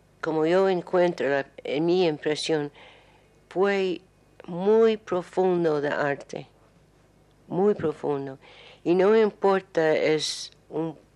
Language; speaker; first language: Spanish; non-native, learner; English